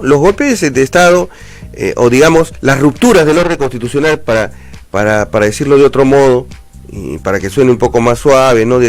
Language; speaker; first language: Spanish; native; Spanish